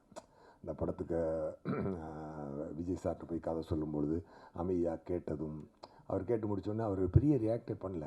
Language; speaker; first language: Tamil; native; Tamil